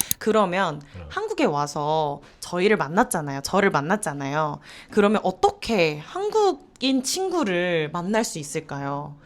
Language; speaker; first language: Korean; native; Korean